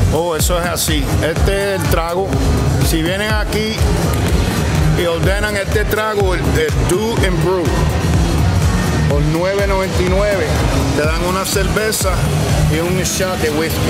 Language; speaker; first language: Spanish; early bilingual, heritage; Spanish